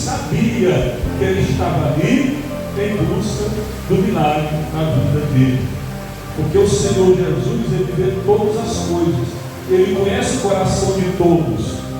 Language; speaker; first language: Portuguese; native; Portuguese